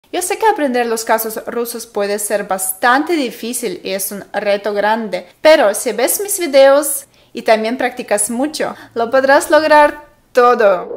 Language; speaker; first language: Spanish; non-native, fluent; Russian